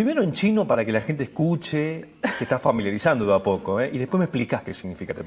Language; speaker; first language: Spanish; native; Spanish